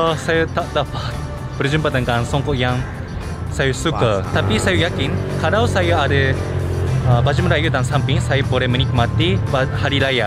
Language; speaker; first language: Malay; non-native, fluent; Japanese